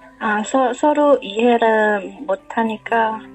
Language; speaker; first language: Korean; non-native, learner; Chinese